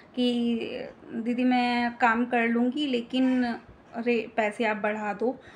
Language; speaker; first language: Hindi; native; Hindi